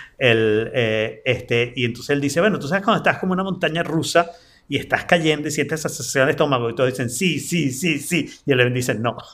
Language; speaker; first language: Spanish; native; Spanish